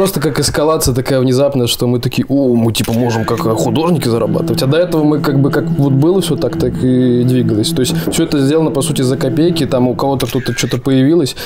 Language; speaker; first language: Russian; native; Russian